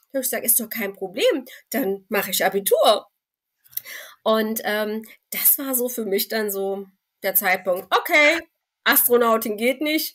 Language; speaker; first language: German; early bilingual, other home language; Turkish